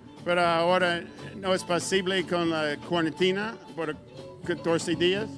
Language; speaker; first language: Spanish; non-native, learner; English